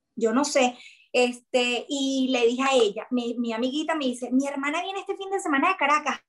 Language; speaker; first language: Spanish; native; Spanish